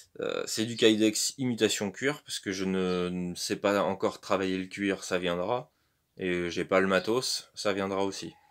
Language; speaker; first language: French; native; French